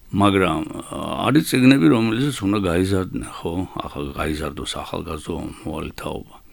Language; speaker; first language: Georgian; native; Georgian